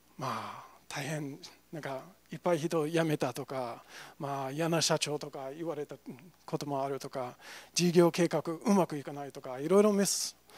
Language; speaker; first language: Japanese; non-native, fluent; English